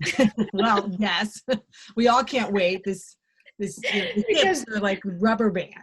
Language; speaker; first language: English; native; English